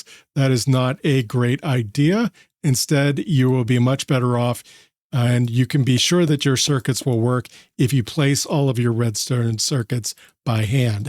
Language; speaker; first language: English; native; English